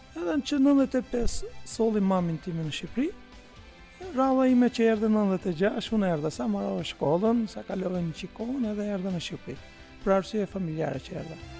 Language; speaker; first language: Albanian; non-native, fluent; Turkish